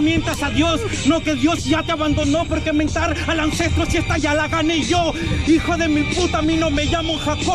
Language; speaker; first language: Spanish; native; Spanish